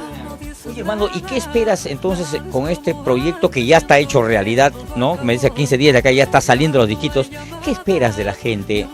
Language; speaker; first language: Spanish; native; Spanish